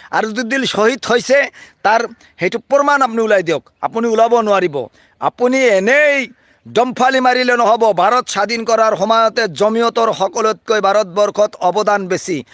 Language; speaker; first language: Assamese; non-native, local second language; Bangla